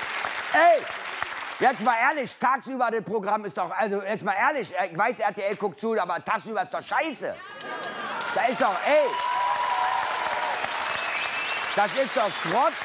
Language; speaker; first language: German; native; German